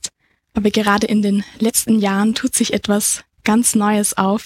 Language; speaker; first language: German; native; German